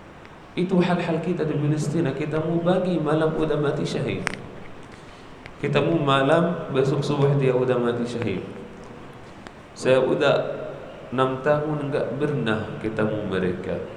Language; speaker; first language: Indonesian; non-native, learner; Arabic